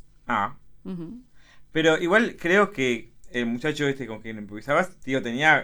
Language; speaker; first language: Spanish; native; Spanish